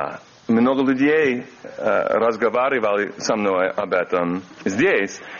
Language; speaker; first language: Russian; non-native, learner; English